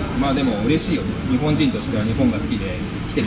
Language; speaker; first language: Japanese; native; Japanese